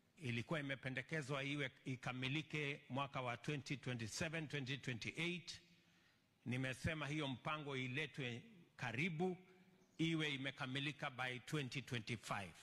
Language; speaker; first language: Swahili; non-native, local second language; Kalenjin